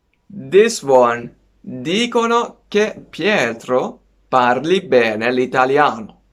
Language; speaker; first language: Italian; non-native, fluent; Persian